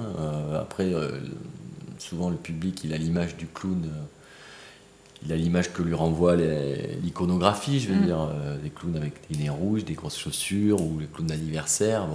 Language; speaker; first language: French; native; French